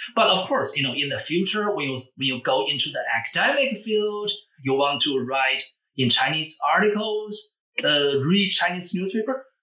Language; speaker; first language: English; non-native, fluent; Chinese